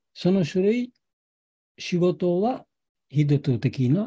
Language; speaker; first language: Japanese; non-native, learner; Bangla